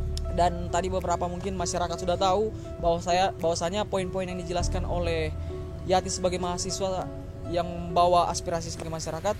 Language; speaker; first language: Indonesian; native; Indonesian